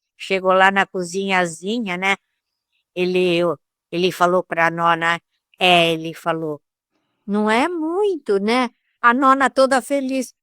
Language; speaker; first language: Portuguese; early bilingual, other home language; Italian